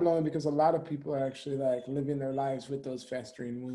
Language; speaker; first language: English; native; English